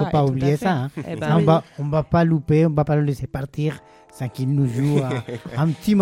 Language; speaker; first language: French; non-native, fluent; Spanish